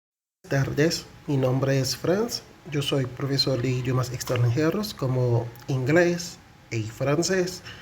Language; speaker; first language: Spanish; non-native, fluent; Haitian Creole